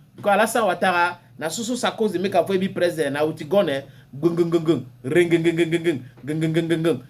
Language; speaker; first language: Nigerian Pidgin; native; Nigerian Pidgin